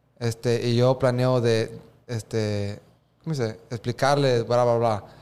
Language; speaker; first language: Spanish; early bilingual, heritage; Spanish